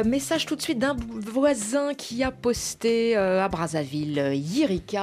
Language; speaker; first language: French; native; French